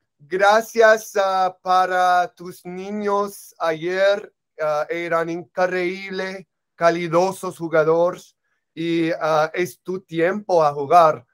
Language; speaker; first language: Spanish; non-native, learner; English